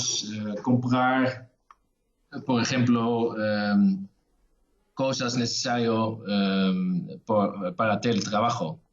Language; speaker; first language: Spanish; non-native, fluent; Dutch